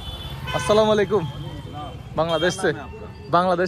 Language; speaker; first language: Hindi; non-native, learner; Bangla